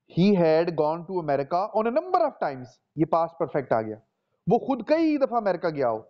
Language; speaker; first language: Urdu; non-native, local second language; Punjabi